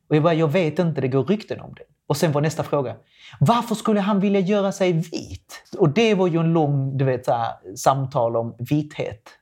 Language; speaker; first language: Swedish; non-native, fluent; Spanish